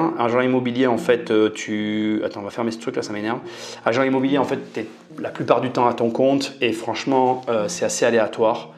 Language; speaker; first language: French; native; French